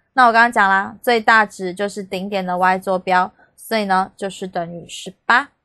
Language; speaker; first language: Chinese; native; Chinese